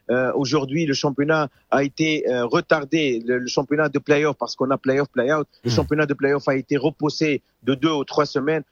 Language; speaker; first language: French; non-native, local second language; Arabic